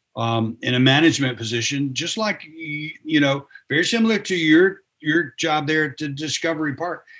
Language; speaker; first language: English; native; English